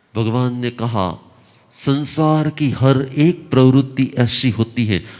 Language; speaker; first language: Hindi; non-native, local second language; Gujarati